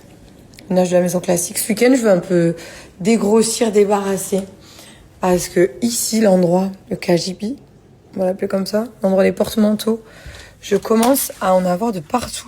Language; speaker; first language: French; native; French